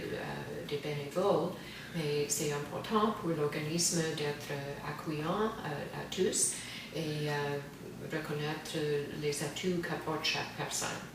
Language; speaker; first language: French; non-native, fluent; English